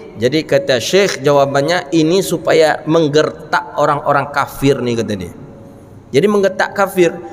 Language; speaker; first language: Malay; non-native, local second language; Minangkabau